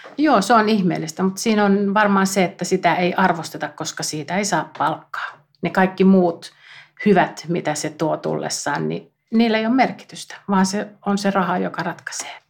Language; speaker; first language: Finnish; native; Finnish